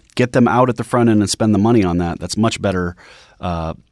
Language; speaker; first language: English; native; English